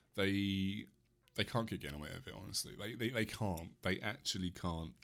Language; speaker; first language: English; native; English